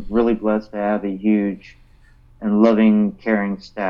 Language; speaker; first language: English; native; English